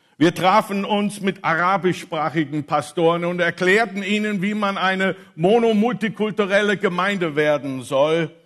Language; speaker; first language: German; non-native, fluent; English